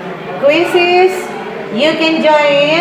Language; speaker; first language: English; non-native, fluent; Indonesian